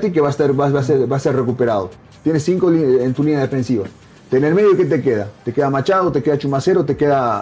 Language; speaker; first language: Spanish; native; Spanish